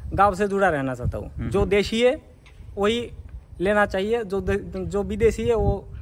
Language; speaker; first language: Hindi; non-native, local second language; Bangla